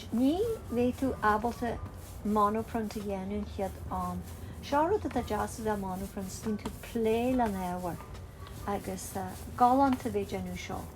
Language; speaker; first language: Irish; native; Irish